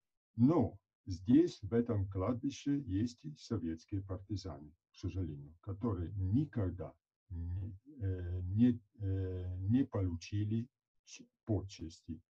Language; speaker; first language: Russian; non-native, fluent; Italian